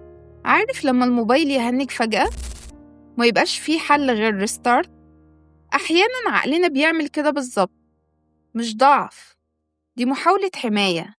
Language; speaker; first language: Arabic; native; Arabic